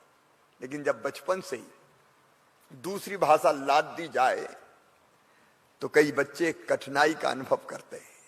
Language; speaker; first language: Hindi; native; Hindi